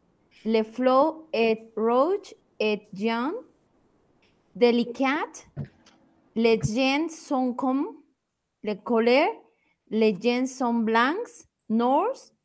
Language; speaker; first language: French; non-native, learner; Spanish